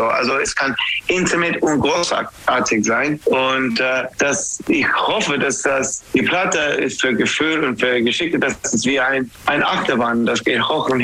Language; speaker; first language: German; non-native, fluent; English